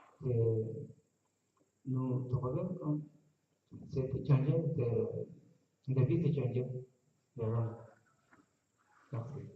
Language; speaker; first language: French; non-native, learner; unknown